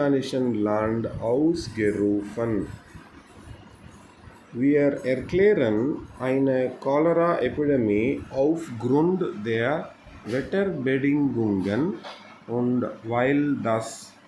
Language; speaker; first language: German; non-native, fluent; Tamil